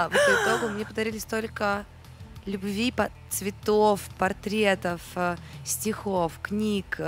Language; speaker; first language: Russian; native; Russian